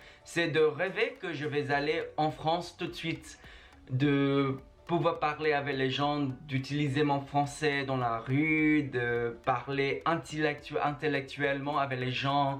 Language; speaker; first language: French; non-native, fluent; Chinese